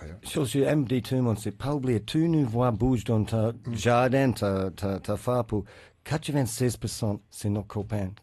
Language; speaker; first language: French; non-native, learner; English